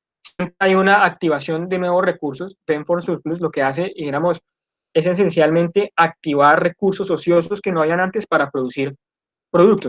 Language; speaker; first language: Spanish; native; Spanish